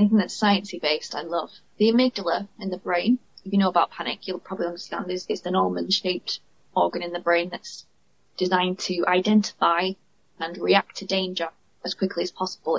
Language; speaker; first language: English; native; English